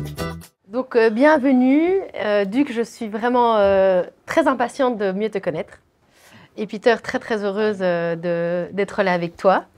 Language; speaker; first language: French; native; French